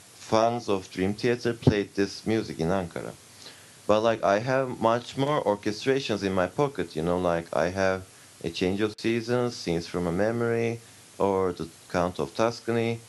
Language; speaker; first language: English; non-native, fluent; Turkish